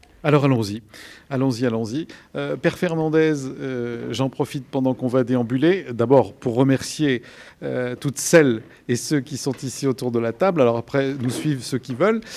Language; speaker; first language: French; native; French